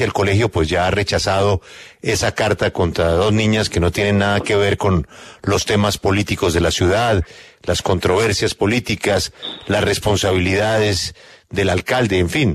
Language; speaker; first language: Spanish; native; Spanish